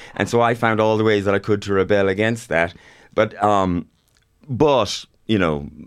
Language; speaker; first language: English; native; English